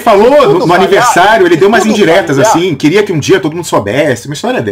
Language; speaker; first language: Portuguese; native; Portuguese